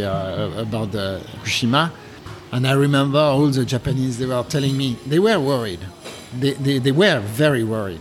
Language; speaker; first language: English; non-native, fluent; French